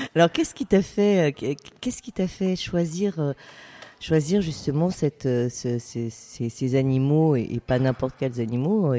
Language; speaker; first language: French; native; French